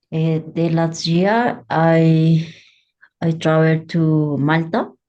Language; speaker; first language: English; non-native, learner; Spanish